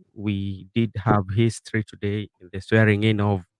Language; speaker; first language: English; non-native, local second language; Swahili